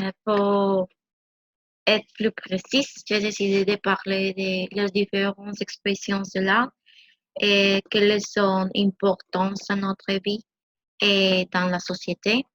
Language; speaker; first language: French; non-native, learner; Spanish